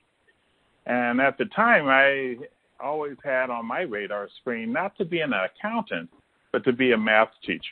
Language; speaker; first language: English; native; English